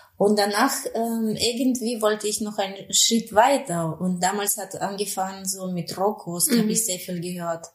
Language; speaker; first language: German; non-native, fluent; Spanish